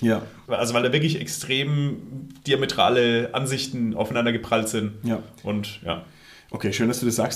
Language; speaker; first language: German; native; German